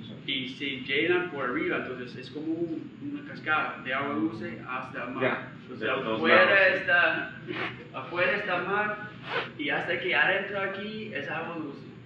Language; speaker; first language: Spanish; non-native, fluent; English